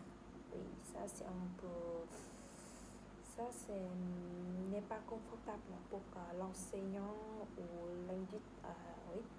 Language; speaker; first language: French; non-native, learner; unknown